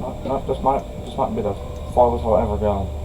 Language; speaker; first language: English; native; English